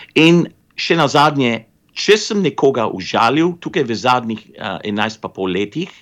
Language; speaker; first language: Slovenian; early bilingual, other home language; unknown